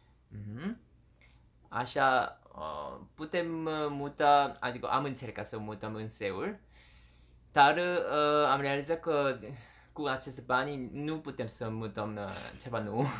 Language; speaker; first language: Romanian; non-native, learner; Korean